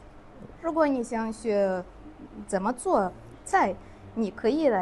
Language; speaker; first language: Chinese; non-native, fluent; Azerbaijani